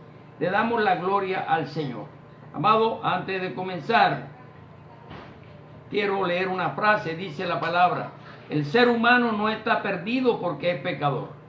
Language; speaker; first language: Spanish; native; Spanish